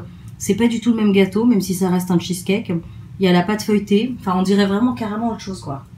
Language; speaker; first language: French; native; French